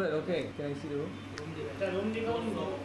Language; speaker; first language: English; non-native, learner; French